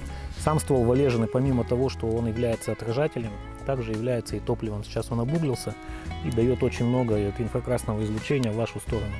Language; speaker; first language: Russian; native; Russian